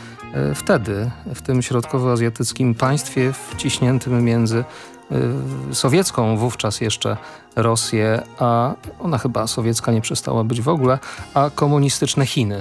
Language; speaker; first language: Polish; native; Polish